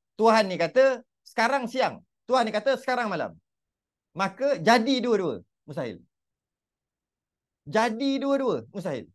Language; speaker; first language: Malay; native; Malay